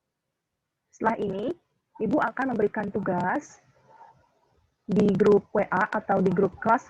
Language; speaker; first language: Indonesian; native; Indonesian